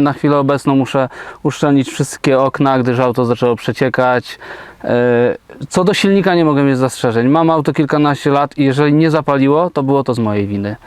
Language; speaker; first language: Polish; native; Polish